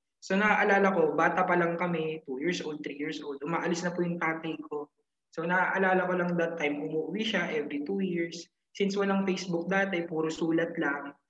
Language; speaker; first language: Filipino; native; Filipino